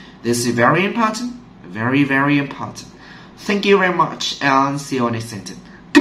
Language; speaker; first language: English; non-native, fluent; Vietnamese